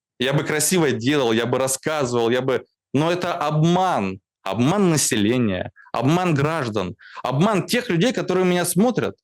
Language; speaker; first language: Russian; native; Russian